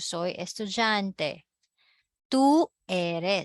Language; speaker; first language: Spanish; non-native, fluent; Filipino